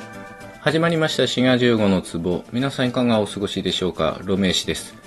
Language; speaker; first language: Japanese; native; Japanese